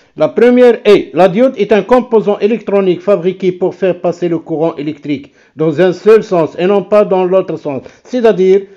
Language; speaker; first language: French; non-native, local second language; Arabic